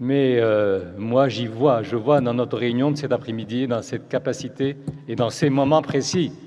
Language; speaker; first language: French; non-native, local second language; Arabic